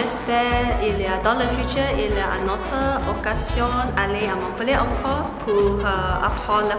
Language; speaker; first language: French; non-native, learner; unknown